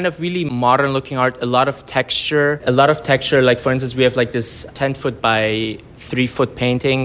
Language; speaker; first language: English; non-native, fluent; German